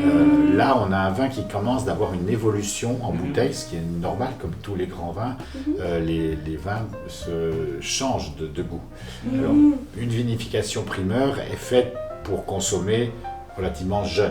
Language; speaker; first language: French; native; French